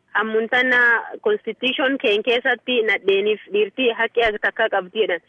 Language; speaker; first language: Oromo; native; Oromo